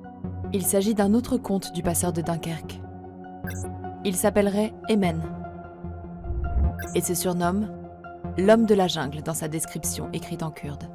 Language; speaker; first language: French; native; French